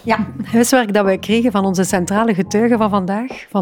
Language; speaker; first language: Dutch; native; Dutch